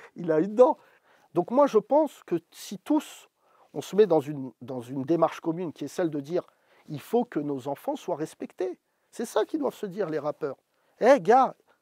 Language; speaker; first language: French; native; French